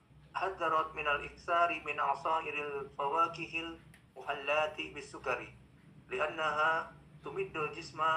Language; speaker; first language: Arabic; non-native, learner; Indonesian